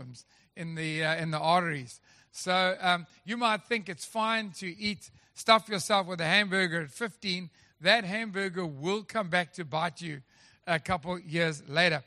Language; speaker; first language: English; native; English